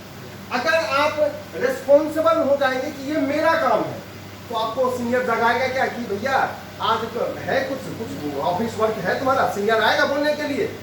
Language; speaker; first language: Hindi; native; Hindi